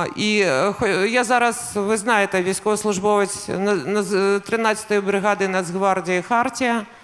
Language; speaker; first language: Ukrainian; non-native, local second language; Russian